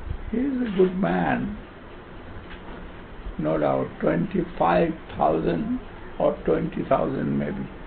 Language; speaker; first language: English; non-native, local second language; Bangla